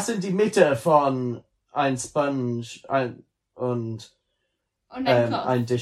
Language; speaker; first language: German; non-native, learner; English